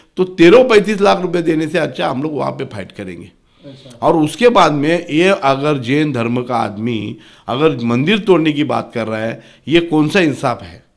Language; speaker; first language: Hindi; non-native, local second language; Marathi